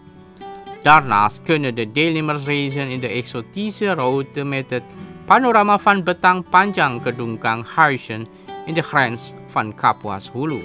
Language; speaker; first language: Dutch; non-native, learner; Indonesian